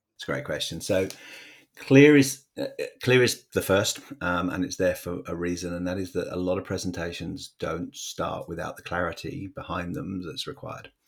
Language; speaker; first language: English; native; English